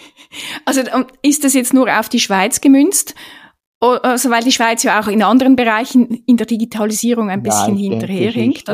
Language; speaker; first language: German; native; German